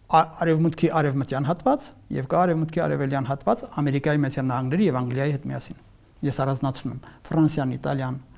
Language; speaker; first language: Armenian; native; Armenian